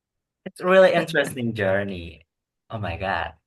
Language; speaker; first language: English; non-native, learner; Indonesian